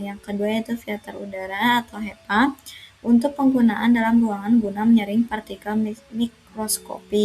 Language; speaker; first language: Indonesian; native; Indonesian